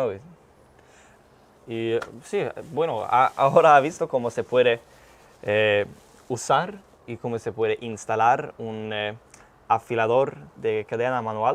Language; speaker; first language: Spanish; non-native, fluent; Swedish